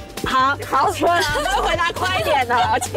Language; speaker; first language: Chinese; native; Chinese